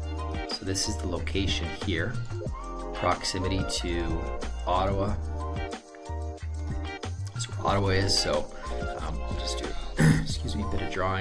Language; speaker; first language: English; native; English